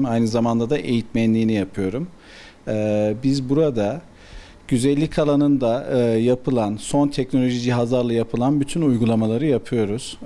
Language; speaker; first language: Turkish; native; Turkish